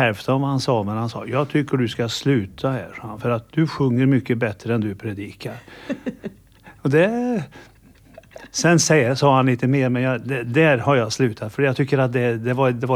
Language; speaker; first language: Swedish; native; Swedish